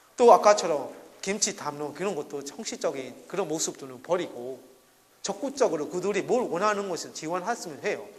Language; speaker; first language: Korean; non-native, fluent; Burmese